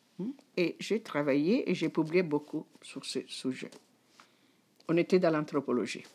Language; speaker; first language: French; non-native, fluent; Italian